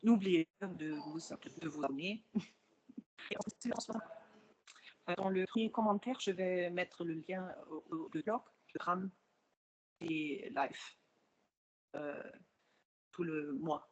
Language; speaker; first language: French; non-native, fluent; German